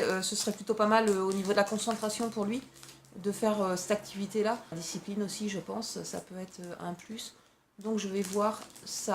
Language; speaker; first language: French; native; French